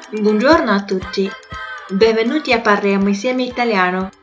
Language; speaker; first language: Italian; non-native, fluent; Chinese